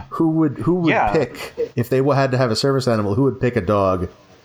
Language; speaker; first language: English; native; English